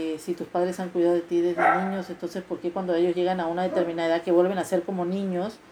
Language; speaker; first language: Spanish; native; Spanish